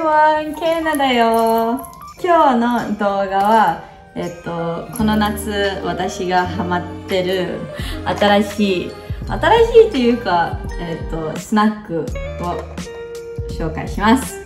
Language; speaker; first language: Japanese; early bilingual, heritage; Japanese